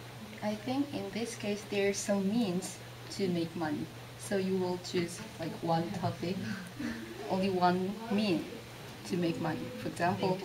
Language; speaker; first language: English; non-native, fluent; Japanese